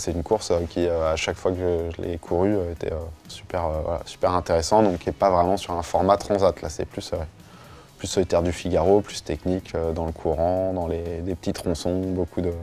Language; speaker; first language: French; native; French